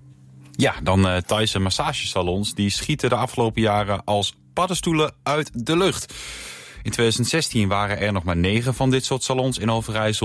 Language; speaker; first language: Dutch; native; Dutch